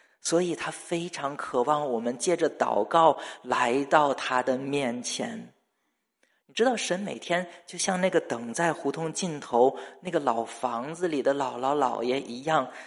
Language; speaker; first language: Chinese; native; Chinese